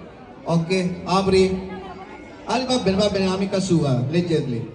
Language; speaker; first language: Italian; non-native, learner; Sinhala